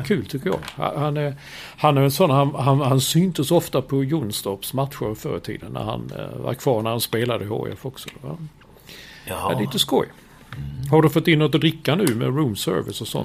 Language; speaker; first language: Swedish; native; Swedish